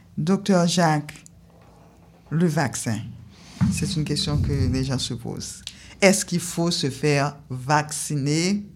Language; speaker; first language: French; non-native, local second language; Haitian Creole